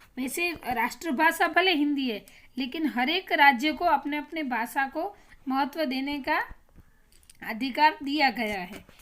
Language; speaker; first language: Hindi; non-native, local second language; Gujarati